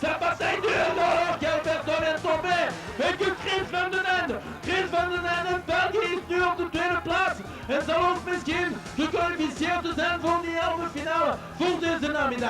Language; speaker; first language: Dutch; non-native, learner; French